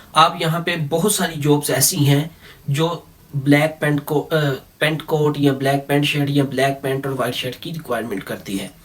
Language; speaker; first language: Urdu; non-native, local second language; Punjabi